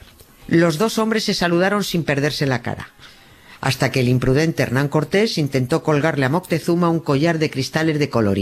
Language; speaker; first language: Spanish; native; Spanish